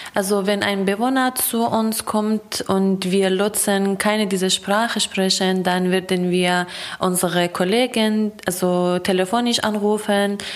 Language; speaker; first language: German; non-native, fluent; Persian